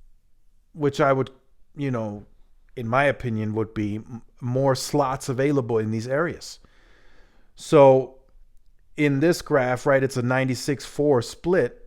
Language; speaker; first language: English; native; English